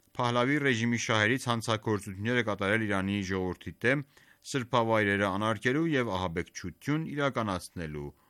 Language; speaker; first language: Armenian; native; Armenian